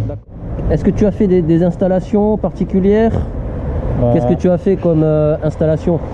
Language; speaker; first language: French; native; French